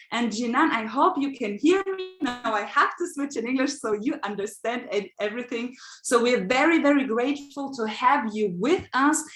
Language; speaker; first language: English; non-native, fluent; German